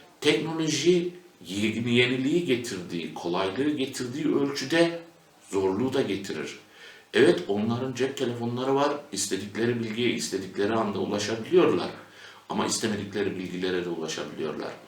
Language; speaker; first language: Turkish; native; Turkish